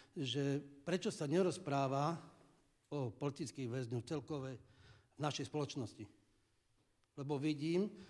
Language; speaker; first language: Slovak; native; Slovak